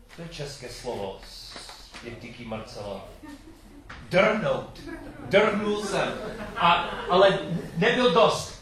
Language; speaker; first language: Czech; non-native, learner; English